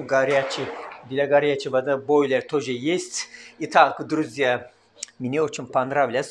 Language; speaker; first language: Russian; non-native, learner; Turkish